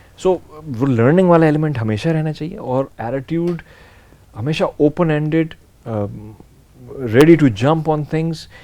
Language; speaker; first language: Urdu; native; Urdu